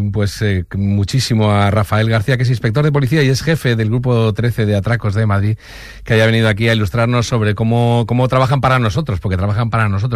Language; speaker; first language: Spanish; native; Spanish